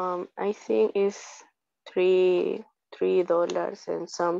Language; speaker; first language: English; non-native, learner; Spanish